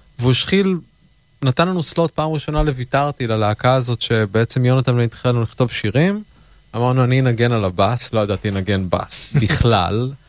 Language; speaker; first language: Hebrew; native; Hebrew